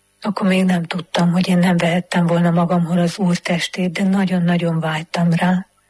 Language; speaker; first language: Hungarian; native; Hungarian